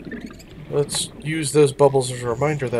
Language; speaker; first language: English; native; English